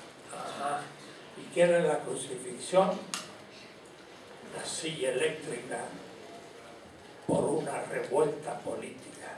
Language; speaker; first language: Spanish; native; Spanish